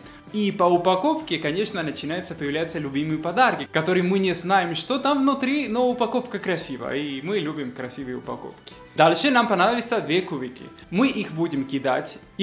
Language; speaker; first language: Russian; non-native, fluent; Spanish